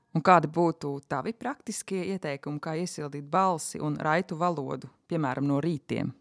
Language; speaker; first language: Latvian; native; Latvian